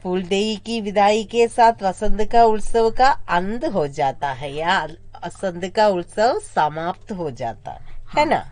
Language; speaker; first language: Hindi; non-native, local second language; Malayalam